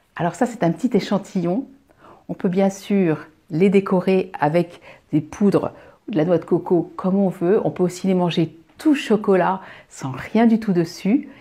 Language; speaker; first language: French; native; French